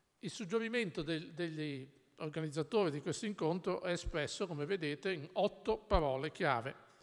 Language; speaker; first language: Italian; native; Italian